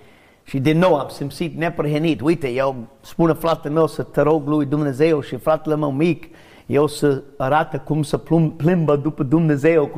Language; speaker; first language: Romanian; non-native, learner; English